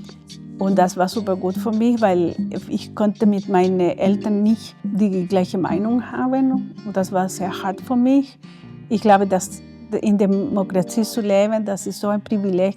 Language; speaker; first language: German; non-native, learner; Spanish